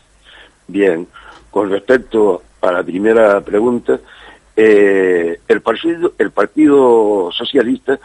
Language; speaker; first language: Spanish; native; Spanish